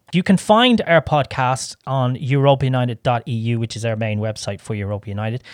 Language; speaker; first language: English; native; English